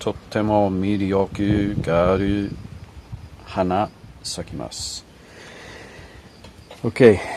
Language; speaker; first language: Japanese; non-native, learner; English